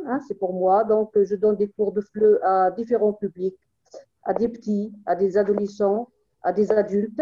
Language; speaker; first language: French; non-native, local second language; Arabic